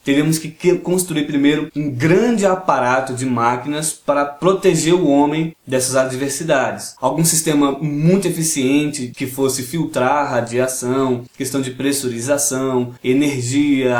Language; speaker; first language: Portuguese; native; Portuguese